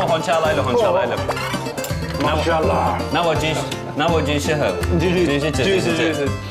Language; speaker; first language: Chinese; non-native, fluent; Turkish